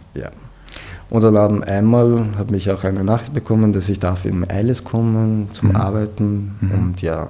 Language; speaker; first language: German; non-native, fluent; Persian